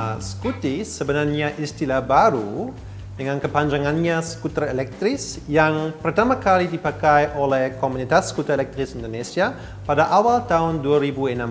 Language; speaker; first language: Indonesian; non-native, fluent; German